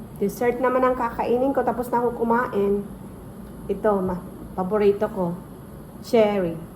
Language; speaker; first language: Filipino; non-native, local second language; Waray